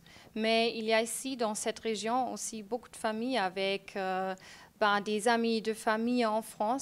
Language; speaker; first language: French; non-native, fluent; German